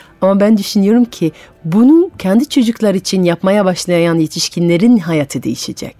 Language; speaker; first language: Turkish; non-native, fluent; French